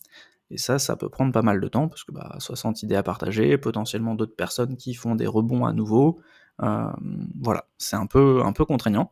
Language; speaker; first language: French; native; French